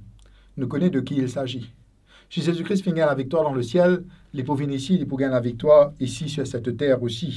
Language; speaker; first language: French; non-native, local second language; Haitian Creole